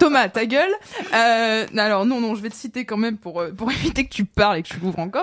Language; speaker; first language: French; native; French